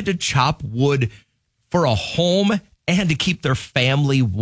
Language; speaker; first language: English; native; English